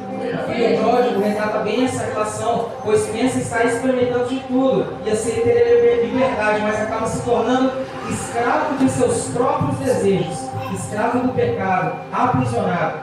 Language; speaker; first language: Portuguese; native; Portuguese